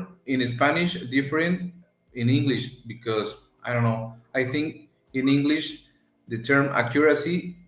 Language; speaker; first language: English; non-native, learner; Spanish